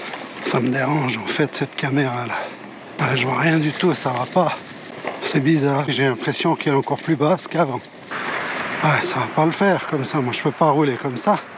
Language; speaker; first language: French; native; French